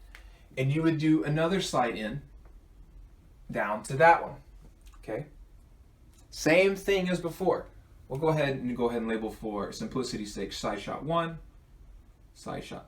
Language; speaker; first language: English; native; English